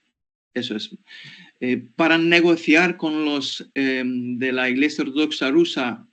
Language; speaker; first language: Spanish; non-native, fluent; Ukrainian